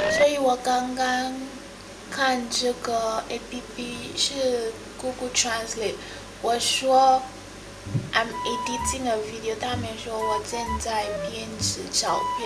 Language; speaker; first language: Chinese; non-native, learner; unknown